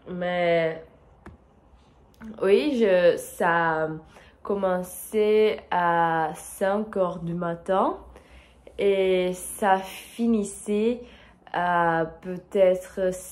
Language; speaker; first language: French; non-native, fluent; Portuguese